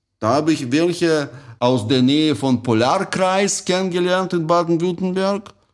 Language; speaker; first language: German; non-native, fluent; Russian